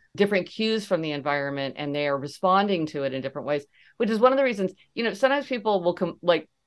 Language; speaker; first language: English; native; English